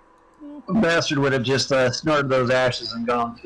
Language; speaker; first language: English; native; English